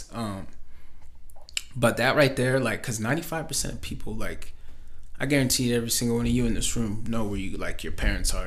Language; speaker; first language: English; native; English